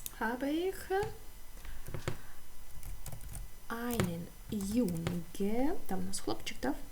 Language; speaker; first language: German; non-native, fluent; Ukrainian